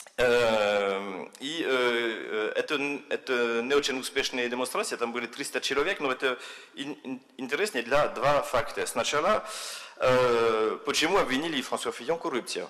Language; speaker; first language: Russian; non-native, fluent; French